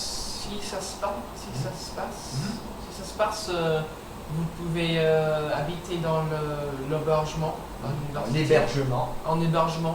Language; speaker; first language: French; non-native, learner; English